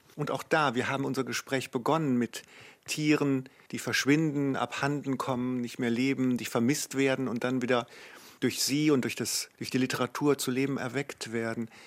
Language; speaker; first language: German; native; German